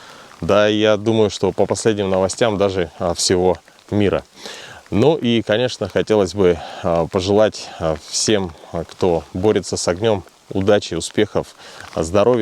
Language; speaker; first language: Russian; native; Russian